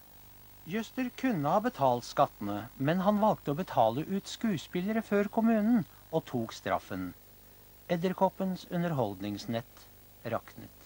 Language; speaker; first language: Norwegian; native; Norwegian